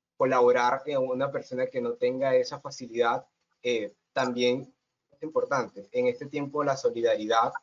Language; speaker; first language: Spanish; native; Spanish